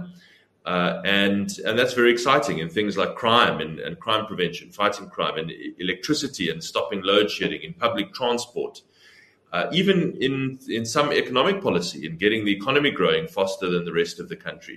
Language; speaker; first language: English; native; English